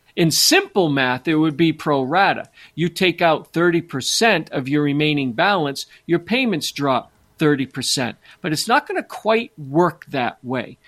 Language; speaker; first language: English; native; English